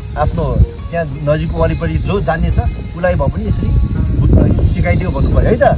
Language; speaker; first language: Nepali; non-native, local second language; Sherpa